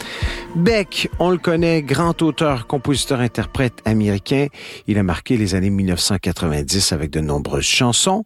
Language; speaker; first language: French; native; French